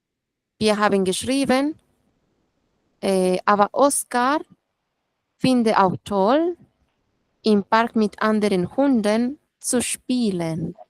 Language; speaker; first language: German; non-native, fluent; Spanish